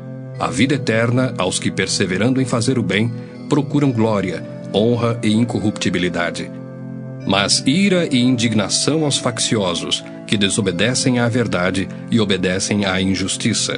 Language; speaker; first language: Portuguese; native; Portuguese